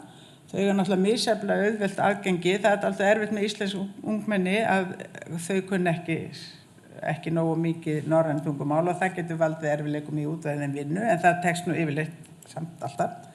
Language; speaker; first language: Icelandic; native; Icelandic